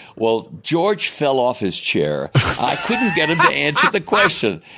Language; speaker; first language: English; native; English